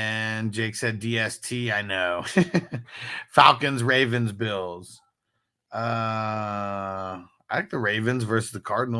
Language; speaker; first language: English; native; English